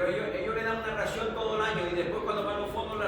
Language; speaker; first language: Spanish; native; Spanish